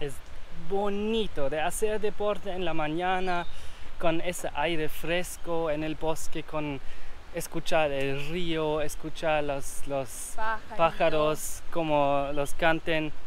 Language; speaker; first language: Spanish; non-native, learner; German